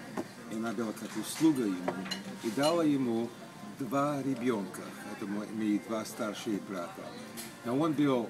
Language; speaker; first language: Russian; early bilingual, heritage; Russian